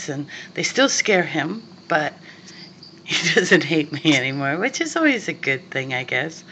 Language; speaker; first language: English; native; English